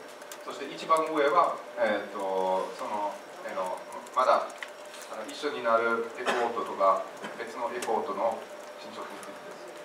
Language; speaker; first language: Japanese; non-native, fluent; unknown